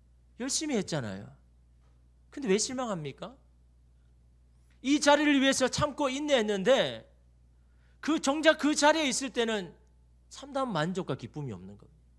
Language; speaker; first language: Korean; native; Korean